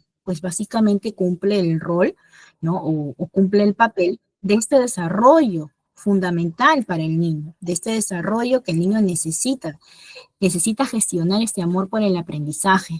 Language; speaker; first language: Spanish; native; Spanish